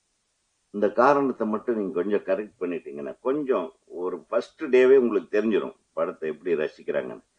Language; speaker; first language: Tamil; native; Tamil